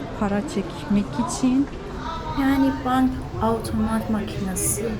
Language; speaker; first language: Turkish; non-native, learner; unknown